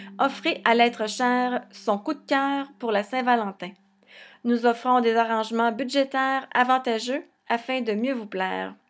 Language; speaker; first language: French; native; French